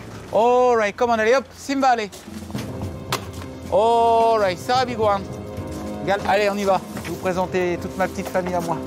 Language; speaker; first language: French; native; French